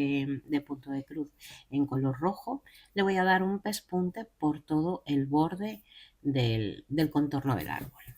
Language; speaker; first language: Spanish; native; Spanish